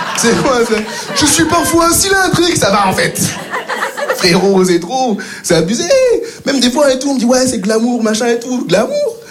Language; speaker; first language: French; native; French